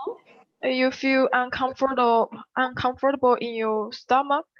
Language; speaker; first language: English; non-native, learner; Chinese